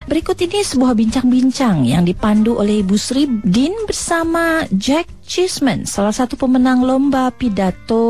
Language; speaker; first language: Indonesian; native; Indonesian